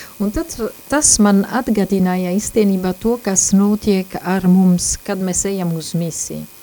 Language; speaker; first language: Latvian; non-native, fluent; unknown